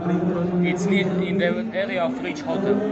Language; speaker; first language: English; non-native, fluent; Ukrainian